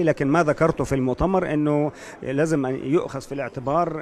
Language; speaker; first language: Arabic; native; Arabic